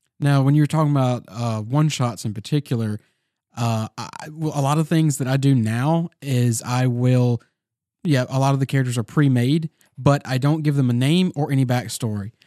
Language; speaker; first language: English; native; English